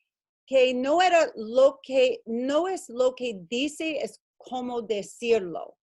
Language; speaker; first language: Spanish; non-native, learner; English